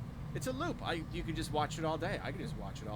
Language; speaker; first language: English; native; English